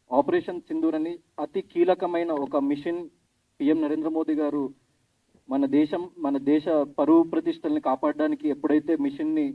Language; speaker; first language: Telugu; native; Telugu